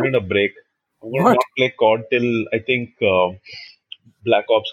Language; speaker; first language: English; non-native, local second language; Hindi